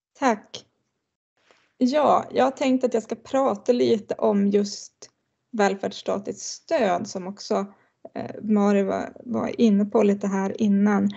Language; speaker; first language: Swedish; native; Swedish